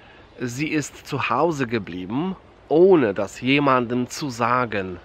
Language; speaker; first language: German; non-native, fluent; Polish